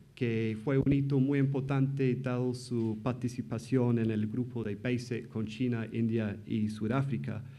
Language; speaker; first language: Spanish; non-native, fluent; English